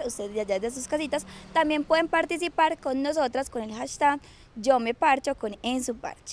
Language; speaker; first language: Spanish; native; Spanish